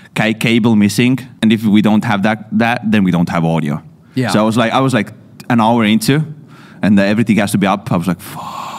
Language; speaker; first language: English; non-native, fluent; Estonian